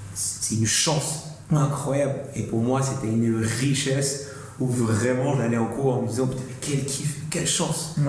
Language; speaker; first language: French; native; French